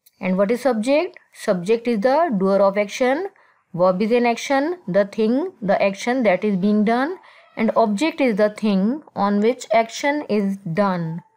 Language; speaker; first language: English; non-native, local second language; Urdu